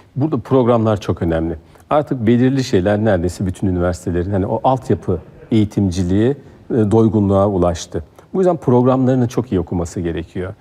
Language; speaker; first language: Turkish; native; Turkish